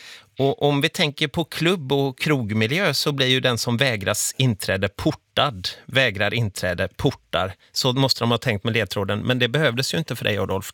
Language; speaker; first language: Swedish; native; Swedish